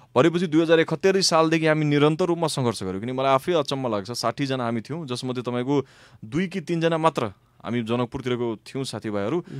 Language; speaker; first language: Nepali; non-native, local second language; Maithili